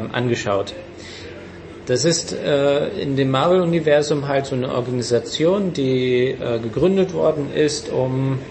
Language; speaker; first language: German; non-native, fluent; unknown